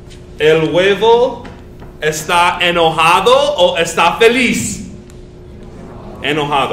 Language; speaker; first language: Spanish; non-native, fluent; English